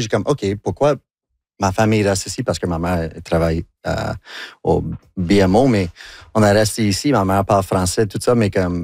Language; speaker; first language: French; non-native, local second language; English